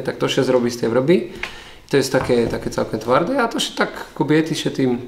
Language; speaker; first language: Polish; non-native, learner; Slovak